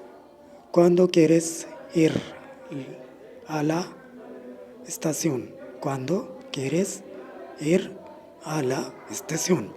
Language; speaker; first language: Spanish; non-native, learner; Urdu